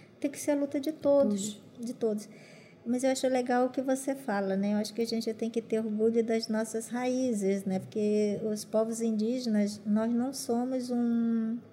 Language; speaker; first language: Portuguese; non-native, local second language; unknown